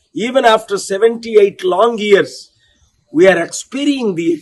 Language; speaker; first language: English; non-native, local second language; Telugu